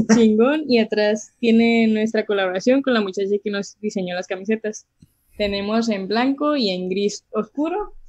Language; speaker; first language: Spanish; native; Spanish